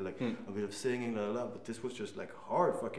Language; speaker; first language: English; non-native, fluent; Danish